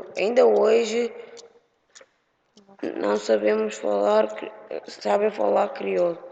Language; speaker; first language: Portuguese; early bilingual, other home language; Upper Guinea Crioulo